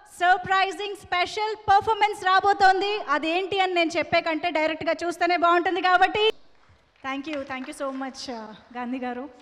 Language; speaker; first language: Telugu; native; Telugu